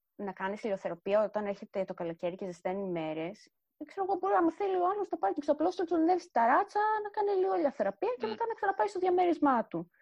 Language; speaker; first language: Greek; native; Greek